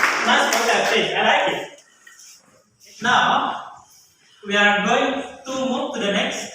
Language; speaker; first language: English; non-native, learner; Indonesian